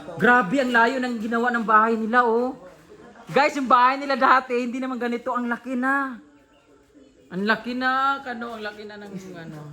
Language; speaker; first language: Filipino; non-native, local second language; Cebuano